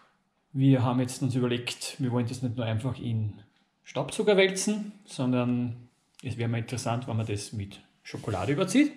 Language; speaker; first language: German; native; German